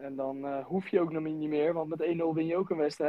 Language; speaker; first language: Dutch; native; Dutch